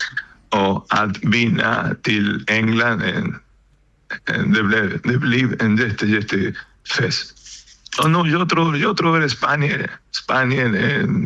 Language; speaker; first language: Swedish; non-native, learner; Spanish